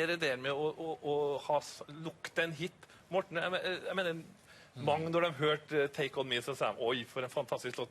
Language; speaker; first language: Norwegian; native; Norwegian